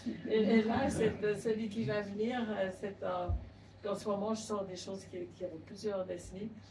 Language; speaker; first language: French; native; French